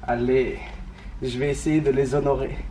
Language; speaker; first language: French; native; French